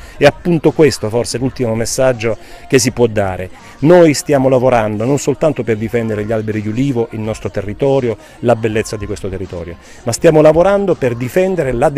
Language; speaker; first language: Italian; native; Italian